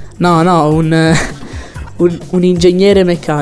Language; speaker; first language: Italian; native; Italian